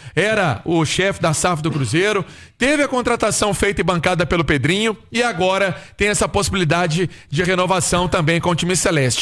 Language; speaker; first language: Portuguese; native; Portuguese